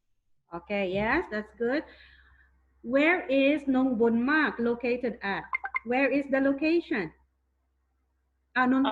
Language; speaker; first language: English; non-native, fluent; Thai